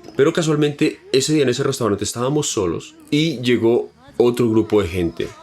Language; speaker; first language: Spanish; native; Spanish